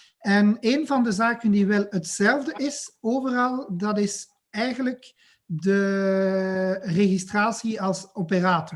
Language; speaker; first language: Dutch; non-native, local second language; French